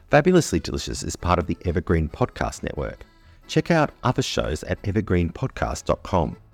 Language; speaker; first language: English; native; English